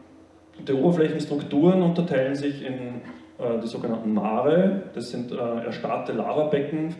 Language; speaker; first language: German; native; German